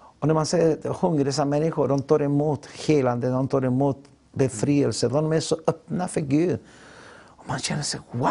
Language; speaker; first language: Swedish; non-native, fluent; Spanish